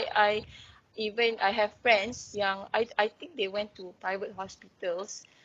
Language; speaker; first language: English; non-native, local second language; Malay